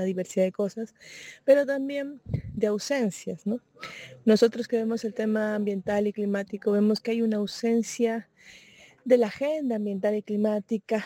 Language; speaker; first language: Spanish; native; Spanish